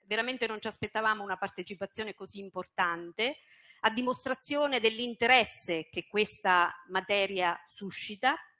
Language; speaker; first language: Italian; native; Italian